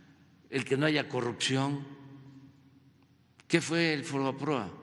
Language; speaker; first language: Spanish; native; Spanish